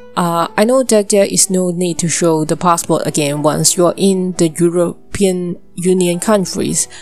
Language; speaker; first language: English; non-native, local second language; Cantonese